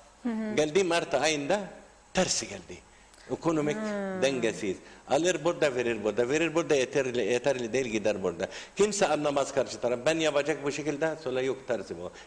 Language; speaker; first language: Turkish; non-native, learner; Arabic